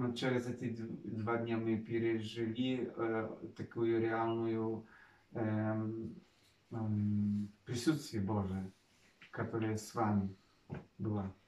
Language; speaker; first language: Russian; non-native, learner; Polish